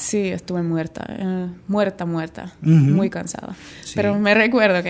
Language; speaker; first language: Spanish; non-native, learner; Finnish